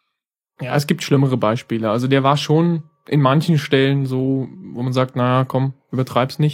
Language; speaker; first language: German; native; German